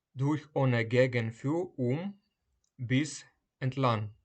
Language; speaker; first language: German; non-native, fluent; Ukrainian